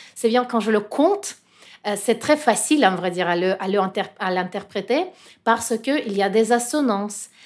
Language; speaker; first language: French; non-native, fluent; Russian